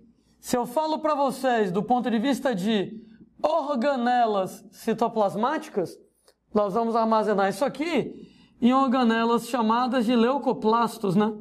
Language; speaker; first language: Portuguese; native; Portuguese